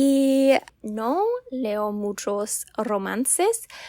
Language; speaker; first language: Spanish; non-native, learner; English